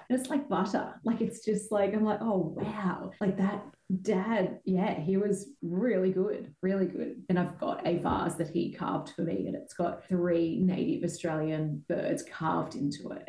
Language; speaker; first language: English; native; English